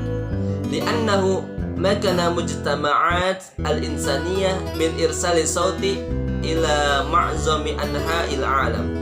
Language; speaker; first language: Arabic; non-native, learner; Indonesian